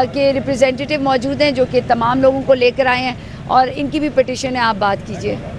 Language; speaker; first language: Urdu; non-native, local second language; Pashto